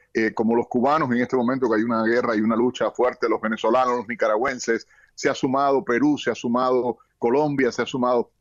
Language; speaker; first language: Spanish; native; Spanish